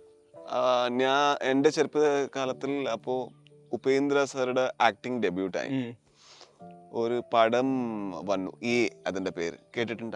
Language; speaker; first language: Malayalam; non-native, learner; Kannada